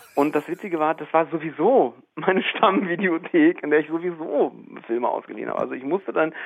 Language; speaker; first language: German; native; German